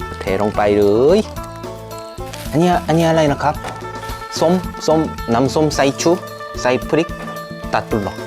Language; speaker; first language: Thai; non-native, fluent; Korean